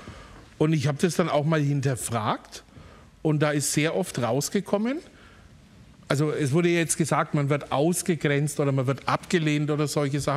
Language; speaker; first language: German; native; German